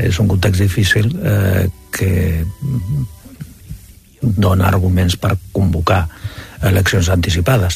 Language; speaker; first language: Catalan; non-native, local second language; Spanish